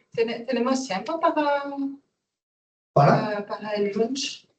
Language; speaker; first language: Spanish; non-native, learner; French